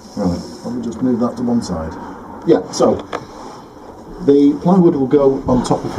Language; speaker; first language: English; native; English